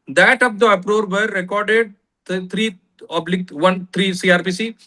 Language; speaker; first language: English; non-native, local second language; Marathi